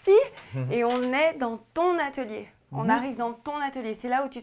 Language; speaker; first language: French; native; French